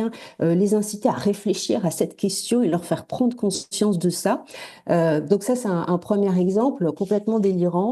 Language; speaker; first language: French; native; French